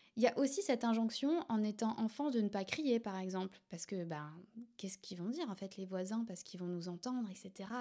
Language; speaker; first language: French; native; French